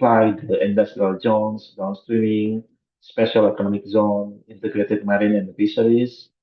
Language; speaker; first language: English; non-native, fluent; Indonesian